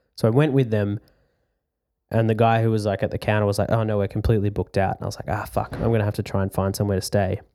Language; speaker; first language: English; native; English